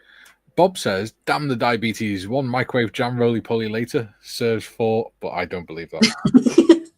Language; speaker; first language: English; native; English